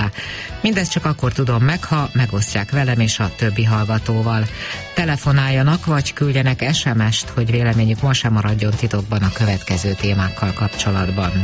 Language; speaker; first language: Hungarian; native; Hungarian